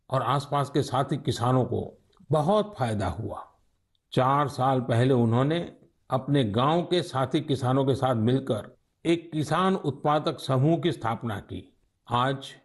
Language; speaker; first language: Hindi; native; Hindi